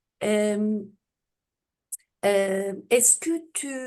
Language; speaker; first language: French; non-native, learner; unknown